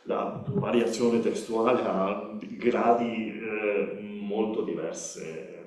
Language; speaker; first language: Italian; non-native, learner; Spanish